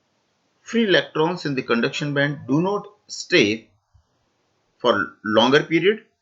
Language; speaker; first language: English; non-native, local second language; Hindi